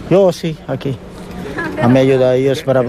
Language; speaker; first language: Spanish; non-native, learner; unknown